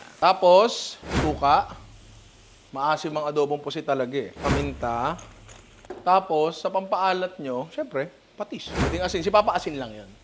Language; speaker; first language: Filipino; native; Filipino